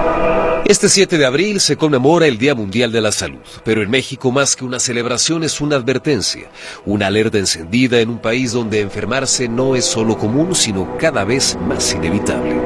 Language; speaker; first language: Spanish; native; Spanish